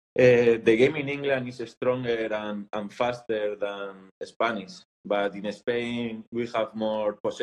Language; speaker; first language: English; non-native, learner; Spanish